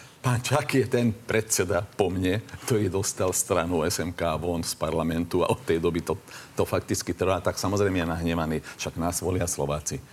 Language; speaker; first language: Slovak; non-native, local second language; Hungarian